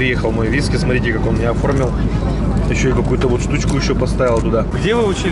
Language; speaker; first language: Russian; native; Russian